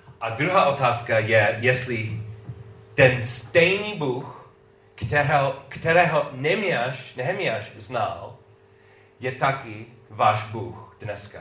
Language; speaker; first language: Czech; non-native, learner; English